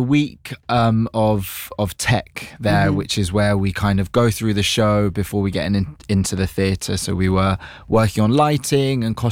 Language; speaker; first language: English; native; English